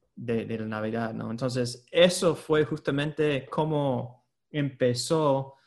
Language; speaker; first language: Spanish; non-native, fluent; English